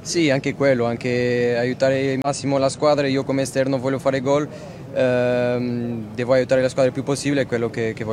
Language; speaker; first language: Italian; non-native, fluent; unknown